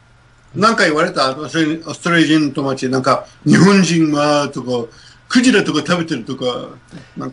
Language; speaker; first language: Japanese; non-native, fluent; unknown